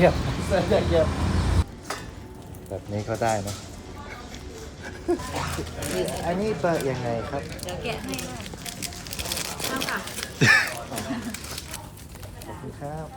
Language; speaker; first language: Thai; non-native, learner; English